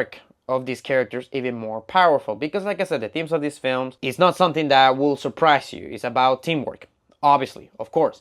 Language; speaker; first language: English; non-native, fluent; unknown